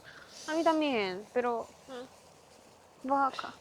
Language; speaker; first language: Spanish; non-native, learner; Russian